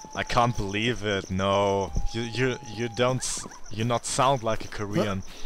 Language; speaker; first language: English; non-native, learner; German